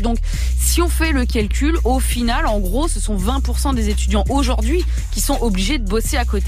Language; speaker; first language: French; native; French